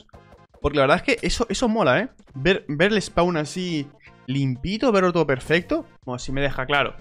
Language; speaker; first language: Spanish; native; Spanish